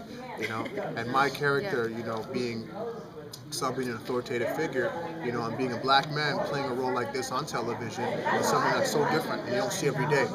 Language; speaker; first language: English; native; English